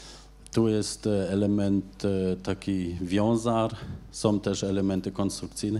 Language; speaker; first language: Polish; non-native, fluent; German